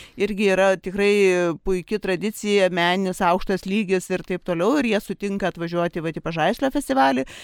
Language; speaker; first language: Lithuanian; native; Lithuanian